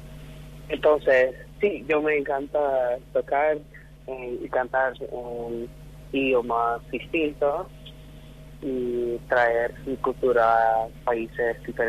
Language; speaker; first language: Spanish; non-native, fluent; English